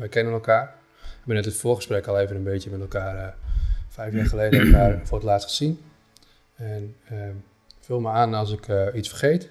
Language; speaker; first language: Dutch; native; Dutch